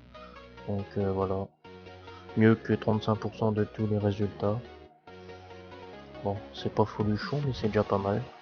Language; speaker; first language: French; native; French